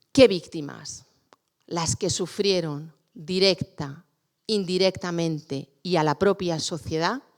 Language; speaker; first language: Spanish; native; Spanish